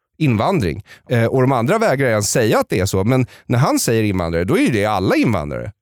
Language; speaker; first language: Swedish; native; Swedish